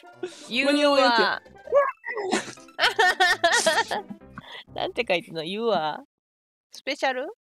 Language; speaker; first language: Japanese; native; Japanese